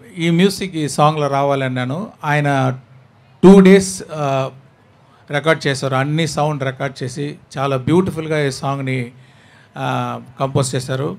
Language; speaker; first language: Telugu; non-native, learner; Tamil